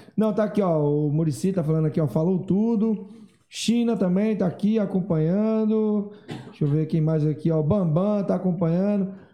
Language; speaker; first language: Portuguese; native; Portuguese